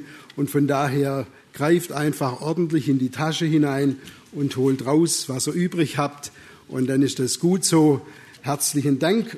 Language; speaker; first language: German; native; German